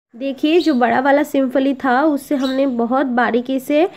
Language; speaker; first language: Hindi; non-native, local second language; Bangla